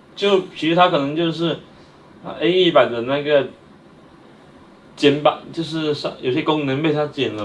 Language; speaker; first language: Chinese; native; Chinese